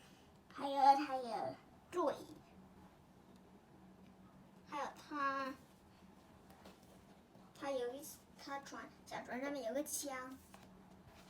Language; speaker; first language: Chinese; early bilingual, heritage; Chinese